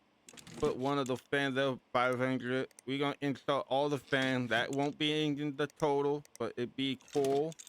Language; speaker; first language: English; native; English